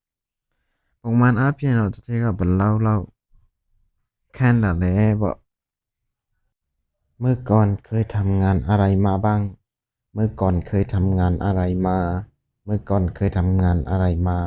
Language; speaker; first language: Thai; non-native, fluent; Burmese